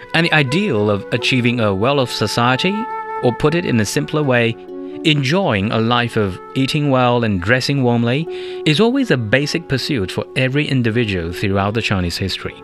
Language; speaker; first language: English; non-native, fluent; Chinese